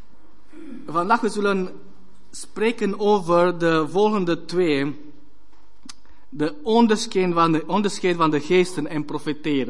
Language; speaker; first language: Dutch; non-native, fluent; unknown